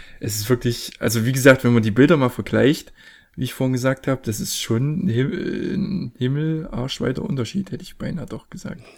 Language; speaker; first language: German; native; German